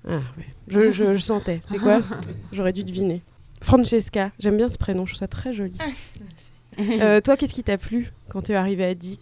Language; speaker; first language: French; native; French